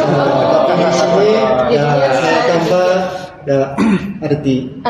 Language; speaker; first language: Indonesian; non-native, learner; Korean